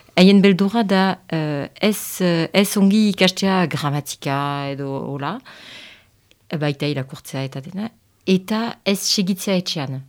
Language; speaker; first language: Basque; non-native, local second language; French